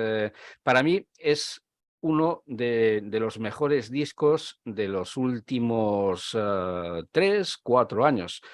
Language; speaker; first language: Spanish; native; Spanish